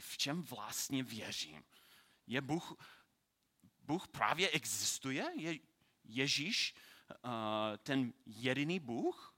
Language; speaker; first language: Czech; non-native, learner; English